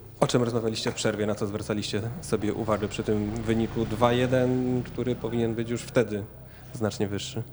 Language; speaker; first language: Polish; native; Polish